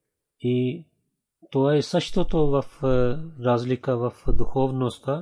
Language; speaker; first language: Bulgarian; non-native, learner; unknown